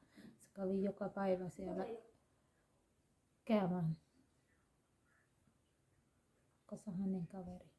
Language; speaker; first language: Finnish; non-native, learner; Thai